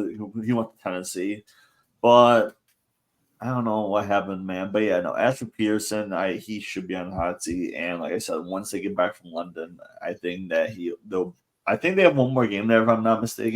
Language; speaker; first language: English; native; English